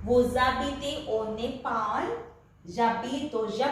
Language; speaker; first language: French; non-native, fluent; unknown